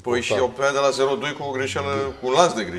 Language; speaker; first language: Romanian; native; Romanian